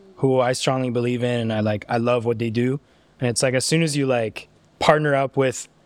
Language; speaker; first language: English; native; English